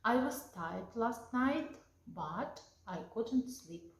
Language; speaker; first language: English; non-native, fluent; Ukrainian